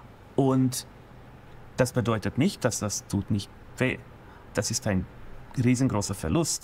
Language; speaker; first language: German; non-native, fluent; Hungarian